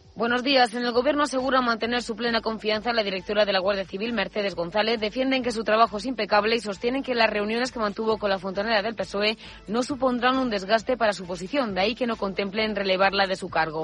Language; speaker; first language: Spanish; native; Spanish